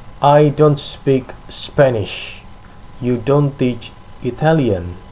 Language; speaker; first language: English; non-native, fluent; Indonesian